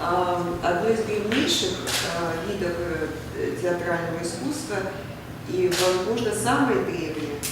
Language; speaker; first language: Russian; native; Russian